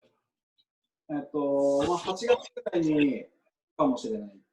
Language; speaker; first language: Japanese; native; Japanese